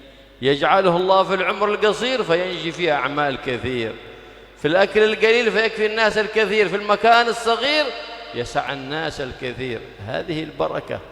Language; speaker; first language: Arabic; native; Arabic